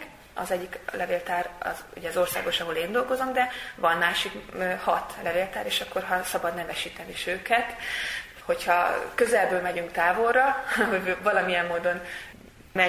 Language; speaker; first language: Hungarian; native; Hungarian